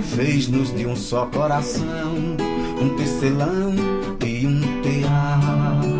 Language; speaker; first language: Portuguese; native; Portuguese